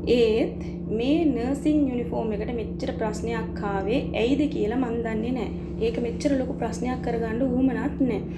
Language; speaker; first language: Sinhala; non-native, local second language; Tamil